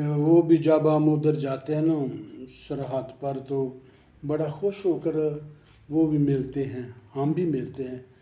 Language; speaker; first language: Urdu; non-native, local second language; Punjabi